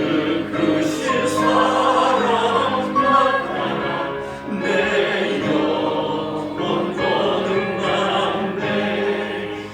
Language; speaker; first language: Korean; native; Korean